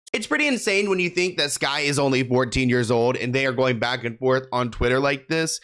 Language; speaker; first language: English; native; English